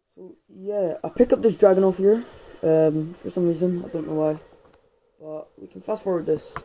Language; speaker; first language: English; native; English